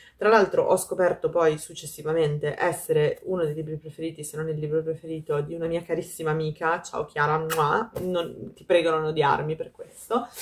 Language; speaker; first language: Italian; native; Italian